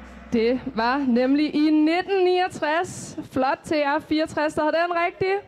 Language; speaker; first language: Danish; native; Danish